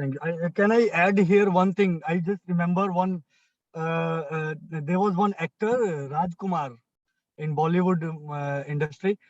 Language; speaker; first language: English; non-native, local second language; Hindi